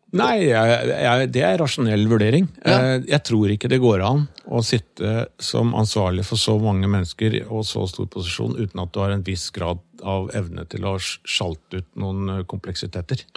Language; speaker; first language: Norwegian; native; Norwegian